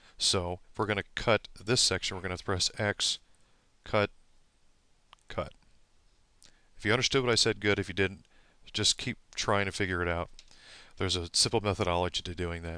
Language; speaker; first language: English; native; English